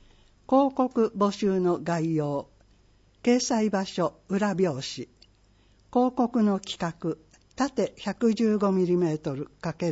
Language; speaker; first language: Japanese; native; Japanese